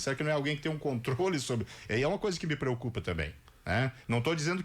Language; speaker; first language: Portuguese; native; Portuguese